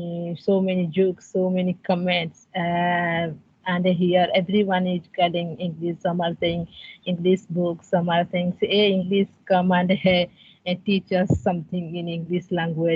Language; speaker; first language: English; non-native, learner; Odia